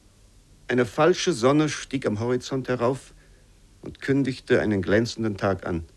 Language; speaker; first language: German; native; German